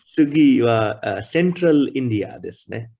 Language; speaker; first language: Japanese; non-native, learner; Hindi